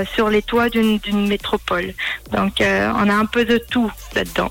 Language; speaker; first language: French; early bilingual, heritage; German